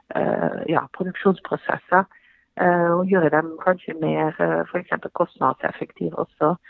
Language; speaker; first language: Norwegian; non-native, fluent; Dutch